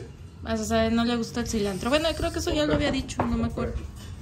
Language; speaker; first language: Spanish; native; Spanish